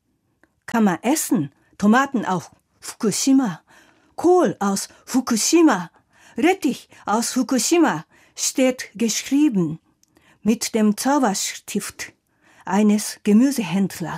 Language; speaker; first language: German; non-native, fluent; Japanese